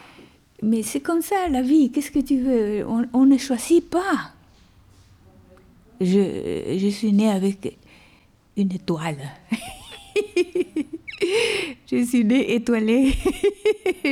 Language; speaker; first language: French; non-native, fluent; Spanish